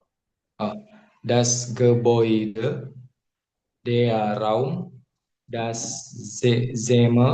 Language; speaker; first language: German; non-native, learner; Indonesian